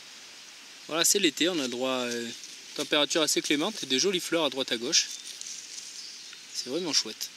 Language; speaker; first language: French; native; French